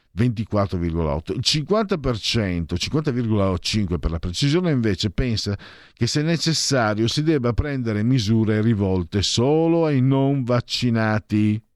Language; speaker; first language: Italian; native; Italian